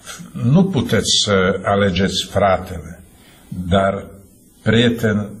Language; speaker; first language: Romanian; non-native, fluent; Slovak